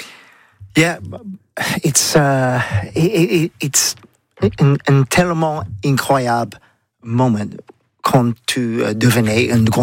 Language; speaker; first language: French; non-native, learner; English